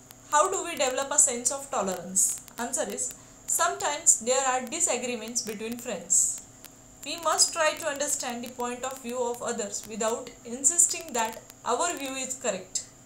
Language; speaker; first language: English; non-native, local second language; Marathi